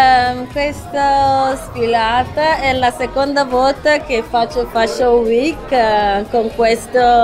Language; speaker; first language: Italian; non-native, fluent; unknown